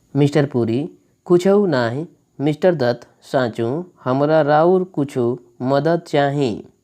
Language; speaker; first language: Hindi; native; Hindi